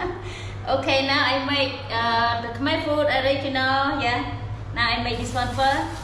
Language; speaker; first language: English; non-native, learner; Khmer